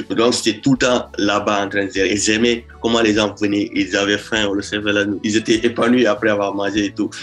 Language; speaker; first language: French; non-native, local second language; Wolof